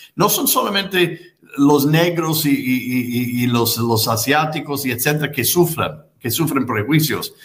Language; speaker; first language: Spanish; non-native, fluent; English